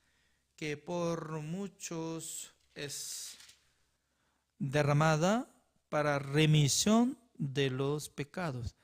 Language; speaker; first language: Spanish; non-native, fluent; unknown